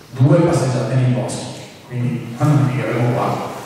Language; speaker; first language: Italian; non-native, local second language; Venetian